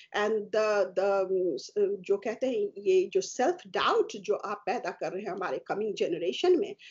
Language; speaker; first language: Hindi; native; Hindi